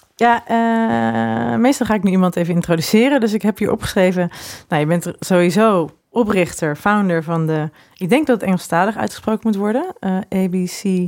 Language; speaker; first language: Dutch; native; Dutch